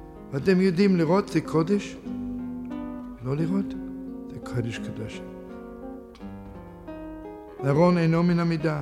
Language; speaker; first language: Hebrew; non-native, fluent; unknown